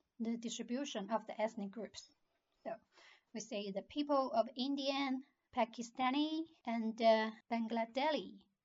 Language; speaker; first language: English; non-native, fluent; Chinese